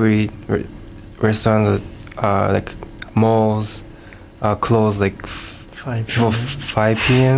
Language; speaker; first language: English; non-native, learner; Japanese